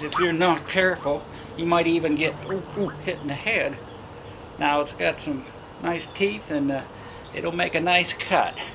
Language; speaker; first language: English; native; English